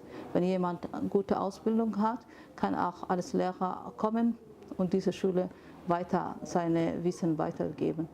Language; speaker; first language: German; non-native, fluent; Somali